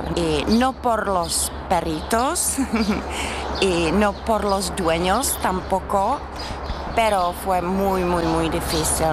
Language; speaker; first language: Spanish; non-native, fluent; Czech